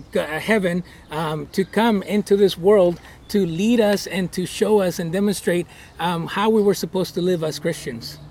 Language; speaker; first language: English; early bilingual, other home language; Spanish